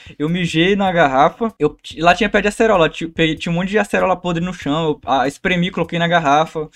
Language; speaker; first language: Portuguese; native; Portuguese